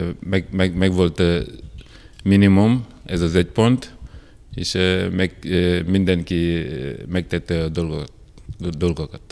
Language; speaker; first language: Hungarian; non-native, learner; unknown